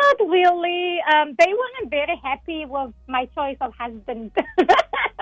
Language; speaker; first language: English; non-native, local second language; Dutch